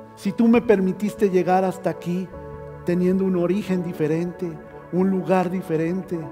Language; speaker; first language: Spanish; native; Spanish